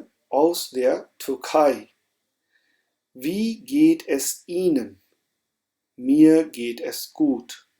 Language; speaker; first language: German; non-native, fluent; Urdu